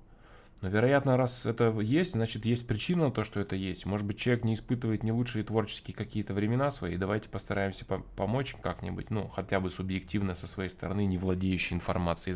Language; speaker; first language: Russian; native; Russian